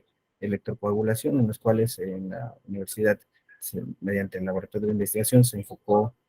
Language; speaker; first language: Spanish; native; Spanish